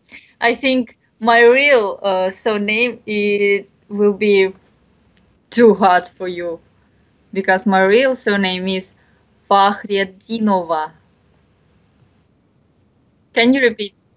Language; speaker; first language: English; non-native, learner; Bashkir